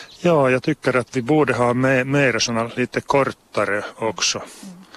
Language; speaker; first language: Swedish; non-native, local second language; Finnish